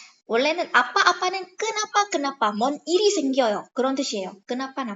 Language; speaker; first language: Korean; non-native, fluent; Indonesian